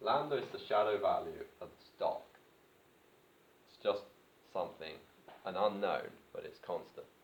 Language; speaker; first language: English; native; English